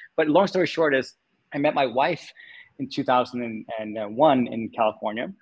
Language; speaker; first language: English; non-native, fluent; Danish